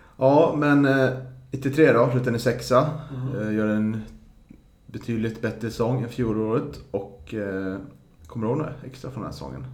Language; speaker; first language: Swedish; native; Swedish